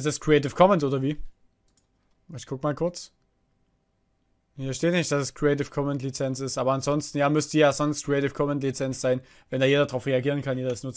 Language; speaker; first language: German; native; German